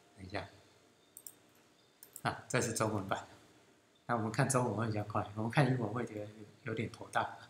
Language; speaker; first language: Chinese; native; Chinese